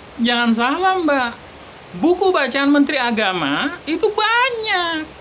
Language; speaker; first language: Indonesian; native; Indonesian